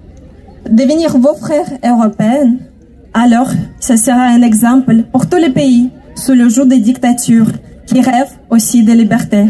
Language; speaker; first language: French; non-native, fluent; Ukrainian